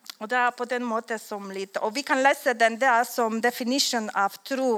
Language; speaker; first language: Swedish; non-native, learner; Polish